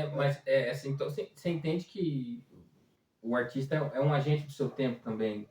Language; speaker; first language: Portuguese; native; Portuguese